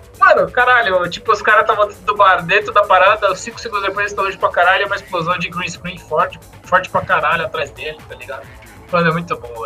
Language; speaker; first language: Portuguese; native; Portuguese